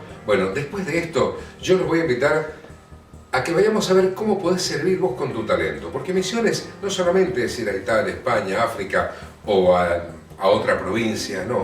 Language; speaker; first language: Spanish; native; Spanish